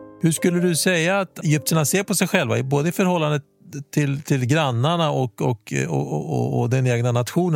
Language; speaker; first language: Swedish; native; Swedish